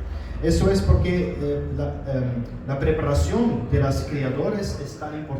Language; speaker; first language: Spanish; non-native, learner; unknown